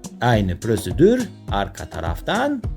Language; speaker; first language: Turkish; non-native, learner; Spanish